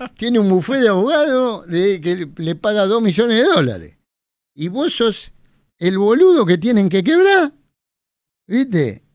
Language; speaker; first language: Spanish; native; Spanish